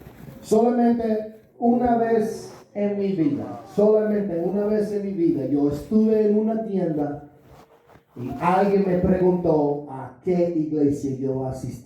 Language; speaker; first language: Spanish; non-native, fluent; English